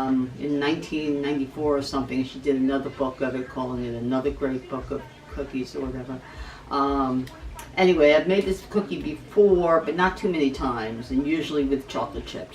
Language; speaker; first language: English; native; English